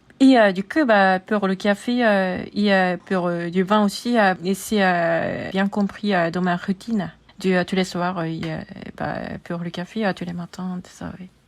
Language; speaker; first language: French; non-native, learner; Japanese